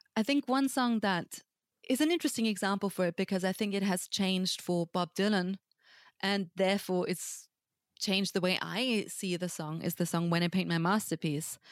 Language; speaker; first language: English; non-native, fluent; German